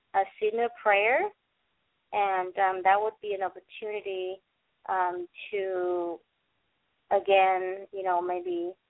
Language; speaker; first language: English; non-native, fluent; Vietnamese